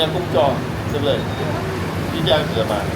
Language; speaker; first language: Chinese; early bilingual, heritage; Min Nan Chinese